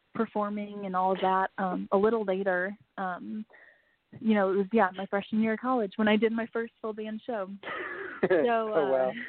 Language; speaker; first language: English; native; English